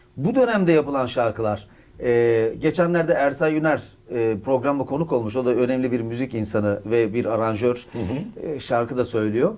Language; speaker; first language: Turkish; native; Turkish